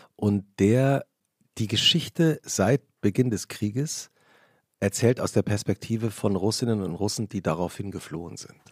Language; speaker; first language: German; native; German